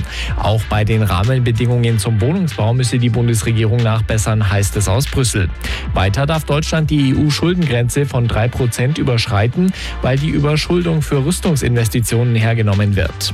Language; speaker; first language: German; native; German